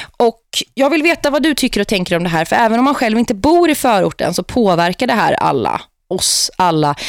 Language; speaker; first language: Swedish; native; Swedish